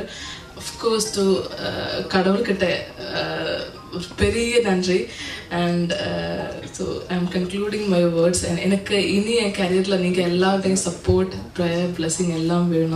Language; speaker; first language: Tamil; non-native, learner; Malayalam